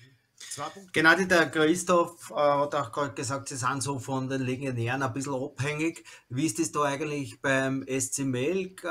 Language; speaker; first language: German; native; German